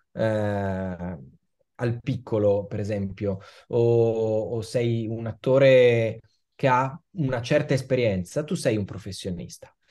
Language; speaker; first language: Italian; native; Italian